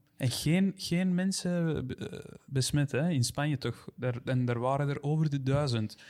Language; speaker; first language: Dutch; native; Dutch